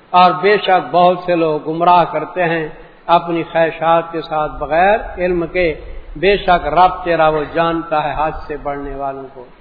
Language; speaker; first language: Urdu; non-native, local second language; Punjabi